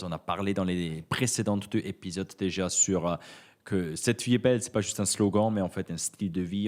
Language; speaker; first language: French; native; French